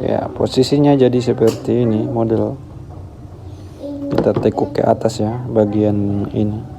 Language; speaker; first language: Indonesian; native; Indonesian